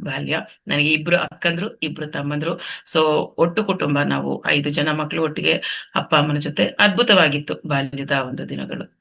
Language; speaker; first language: Kannada; non-native, local second language; Telugu